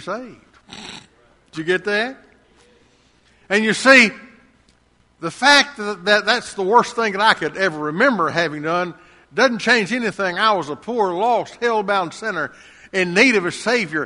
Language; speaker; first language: English; native; English